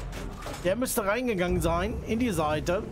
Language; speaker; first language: German; native; German